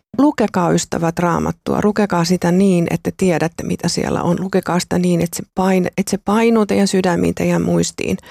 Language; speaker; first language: Finnish; native; Finnish